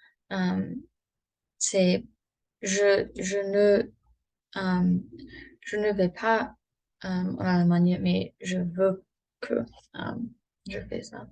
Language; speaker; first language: French; non-native, learner; English